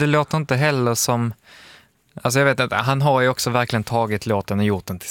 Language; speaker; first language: Swedish; native; Swedish